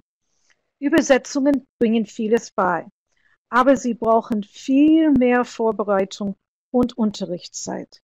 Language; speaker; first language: German; non-native, fluent; English